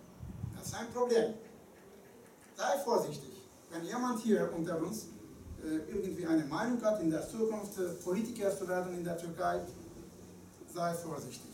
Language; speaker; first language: German; non-native, fluent; Turkish